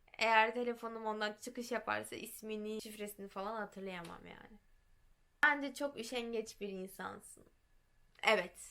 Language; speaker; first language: Turkish; early bilingual, heritage; Turkish